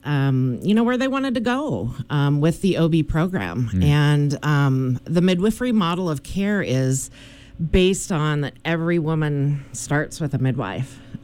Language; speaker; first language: English; native; English